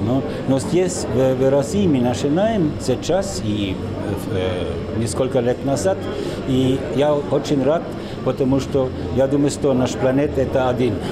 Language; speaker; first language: Russian; non-native, learner; German